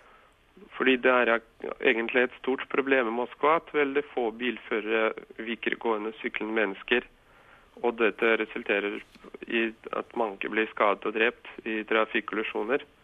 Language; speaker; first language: Norwegian; non-native, fluent; Russian